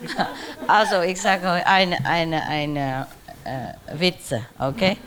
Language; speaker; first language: German; non-native, learner; Vietnamese